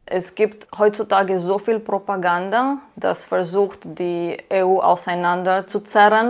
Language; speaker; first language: German; non-native, fluent; Romanian